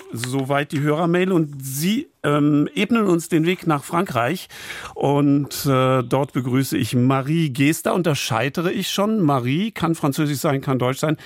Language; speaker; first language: German; native; German